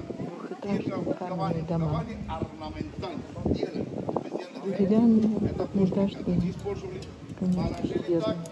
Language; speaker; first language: Russian; native; Russian